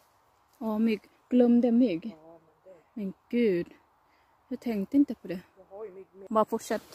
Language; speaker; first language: Swedish; non-native, learner; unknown